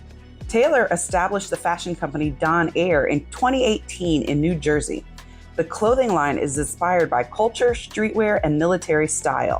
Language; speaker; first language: English; native; English